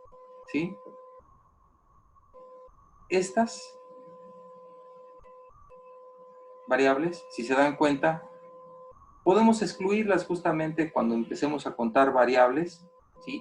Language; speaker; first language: Spanish; native; Spanish